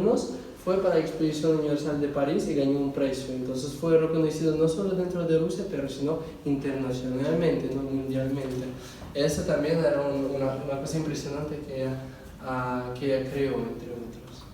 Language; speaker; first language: Spanish; non-native, fluent; Russian